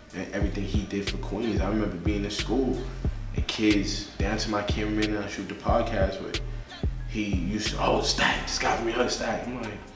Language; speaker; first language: English; native; English